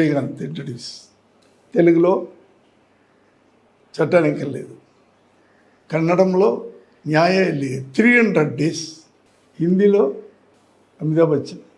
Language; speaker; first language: Telugu; non-native, learner; Tamil